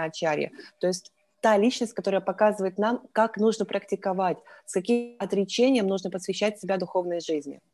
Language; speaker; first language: Russian; native; Russian